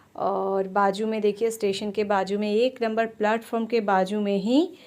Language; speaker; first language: Hindi; non-native, local second language; Bangla